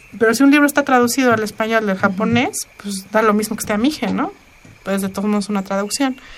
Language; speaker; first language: Spanish; non-native, local second language; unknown